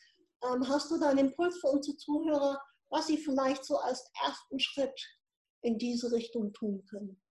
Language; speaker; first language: German; native; German